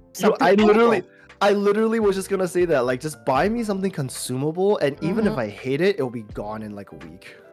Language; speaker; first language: English; early bilingual, other home language; Chinese